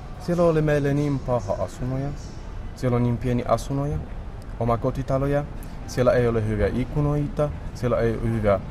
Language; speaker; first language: Finnish; non-native, learner; Romany